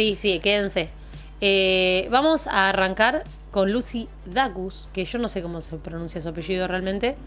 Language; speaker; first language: Spanish; native; Spanish